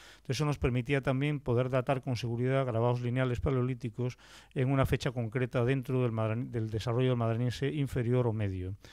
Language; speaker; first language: Spanish; native; Spanish